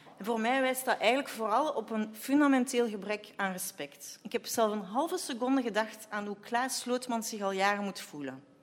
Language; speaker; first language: Dutch; native; Dutch